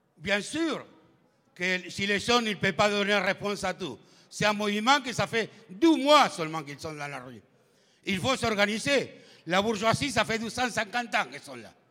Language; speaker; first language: French; non-native, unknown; Spanish